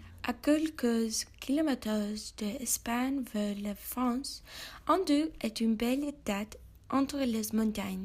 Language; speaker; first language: French; non-native, learner; English